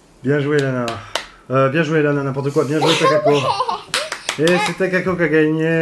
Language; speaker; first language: French; native; French